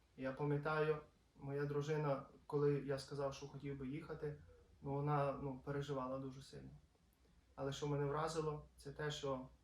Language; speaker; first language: Ukrainian; native; Ukrainian